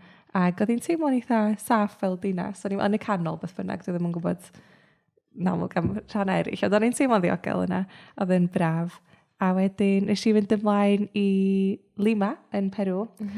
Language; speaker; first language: Welsh; native; Welsh